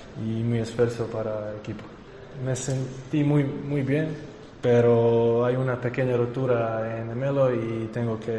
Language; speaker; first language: Spanish; non-native, fluent; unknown